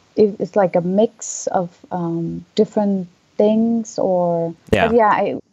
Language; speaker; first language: English; non-native, fluent; Vietnamese